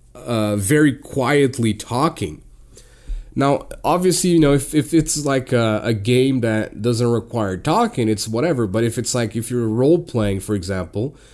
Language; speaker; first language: English; non-native, fluent; Portuguese